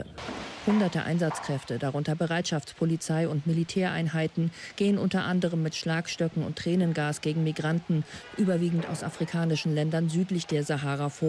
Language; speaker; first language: German; native; German